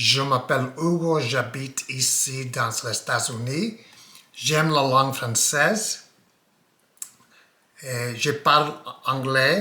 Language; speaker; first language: French; non-native, learner; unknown